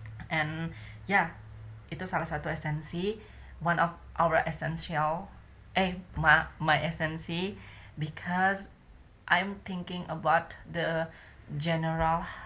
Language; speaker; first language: English; non-native, learner; Indonesian